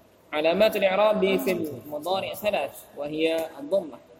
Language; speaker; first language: Arabic; non-native, fluent; Indonesian